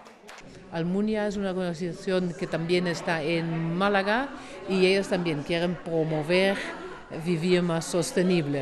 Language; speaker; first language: Spanish; non-native, fluent; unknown